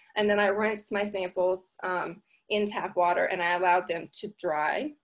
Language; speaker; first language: English; native; English